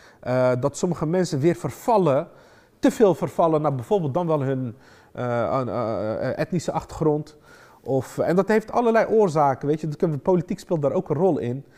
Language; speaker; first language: Dutch; early bilingual, other home language; Arabic